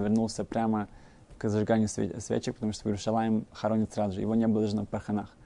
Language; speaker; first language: Russian; early bilingual, heritage; Russian